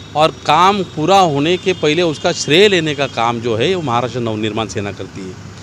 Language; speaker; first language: Hindi; non-native, local second language; Marathi